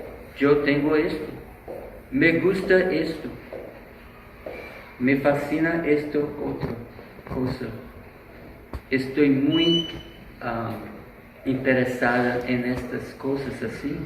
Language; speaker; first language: Spanish; non-native, fluent; Portuguese